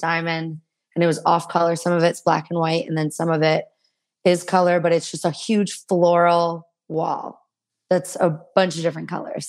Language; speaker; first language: English; native; English